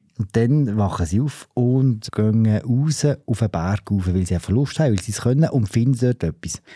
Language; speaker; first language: German; native; German